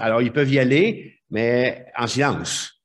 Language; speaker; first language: French; native; French